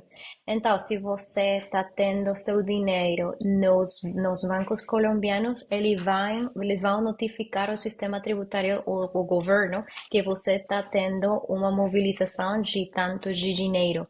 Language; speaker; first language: Portuguese; non-native, learner; Spanish